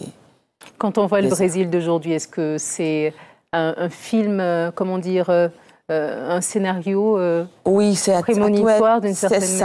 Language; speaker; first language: French; native; French